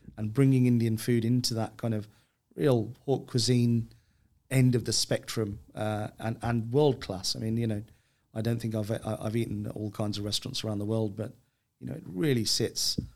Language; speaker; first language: English; native; English